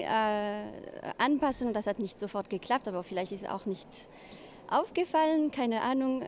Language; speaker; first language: German; non-native, fluent; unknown